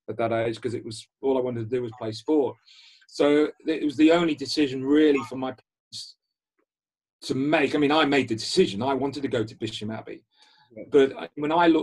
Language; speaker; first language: English; native; English